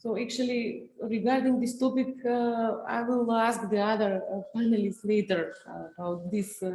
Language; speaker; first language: English; non-native, fluent; Macedonian